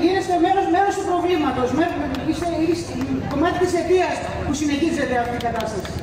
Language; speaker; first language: Greek; native; Greek